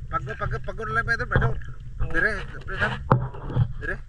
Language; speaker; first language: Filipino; non-native, local second language; Cebuano